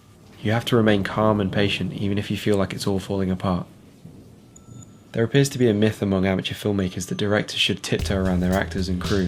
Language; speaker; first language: English; native; English